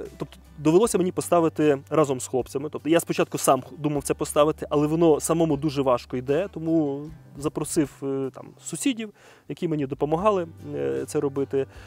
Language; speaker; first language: Ukrainian; native; Ukrainian